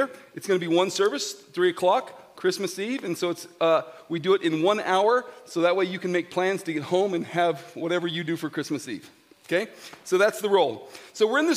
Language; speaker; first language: English; native; English